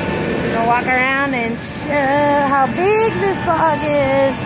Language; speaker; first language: English; native; English